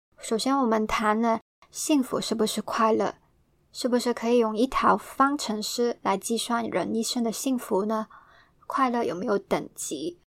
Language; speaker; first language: Chinese; non-native, local second language; Cantonese